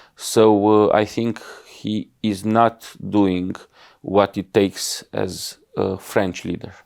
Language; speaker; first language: English; non-native, fluent; Romanian